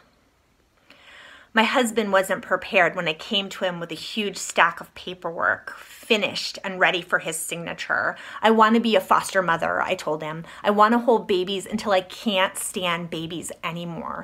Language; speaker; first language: English; native; English